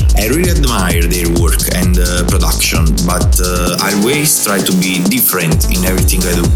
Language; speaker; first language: English; non-native, fluent; Italian